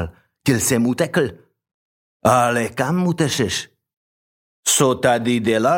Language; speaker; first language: Czech; non-native, learner; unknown